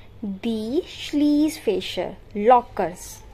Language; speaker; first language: German; non-native, learner; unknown